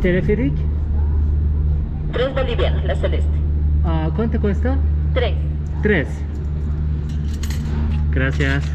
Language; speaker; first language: Spanish; non-native, learner; Turkish